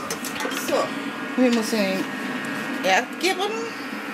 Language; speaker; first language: German; non-native, learner; Portuguese